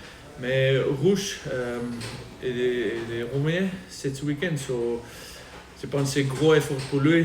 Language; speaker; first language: French; non-native, learner; English